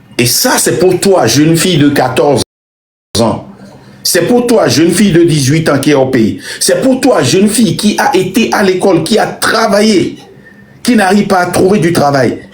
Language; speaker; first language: French; non-native, local second language; Ewe